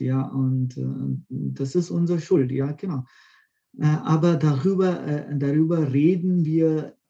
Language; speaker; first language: German; non-native, fluent; Konkani